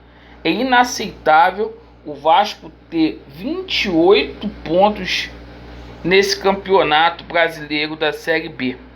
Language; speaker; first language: Portuguese; native; Portuguese